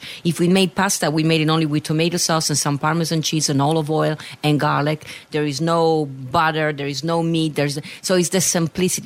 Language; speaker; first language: English; non-native, fluent; Italian